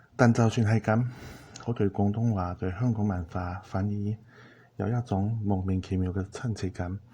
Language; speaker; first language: Cantonese; non-native, fluent; Chinese